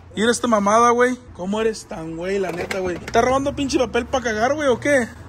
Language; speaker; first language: Spanish; early bilingual, heritage; Spanish